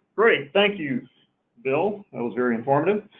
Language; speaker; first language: English; native; English